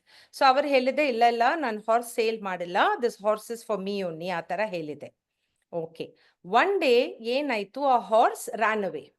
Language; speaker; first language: Kannada; non-native, learner; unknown